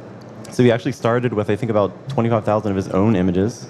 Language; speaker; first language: English; native; English